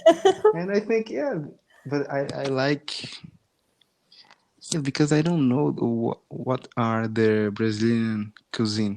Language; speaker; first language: English; non-native, fluent; Portuguese